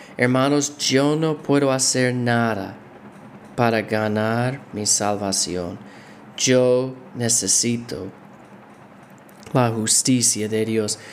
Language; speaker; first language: Spanish; non-native, fluent; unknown